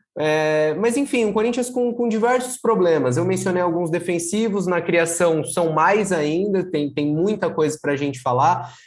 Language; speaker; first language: Portuguese; native; Portuguese